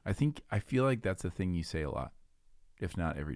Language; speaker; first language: English; native; English